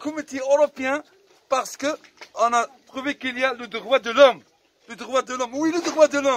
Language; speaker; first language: French; non-native, fluent; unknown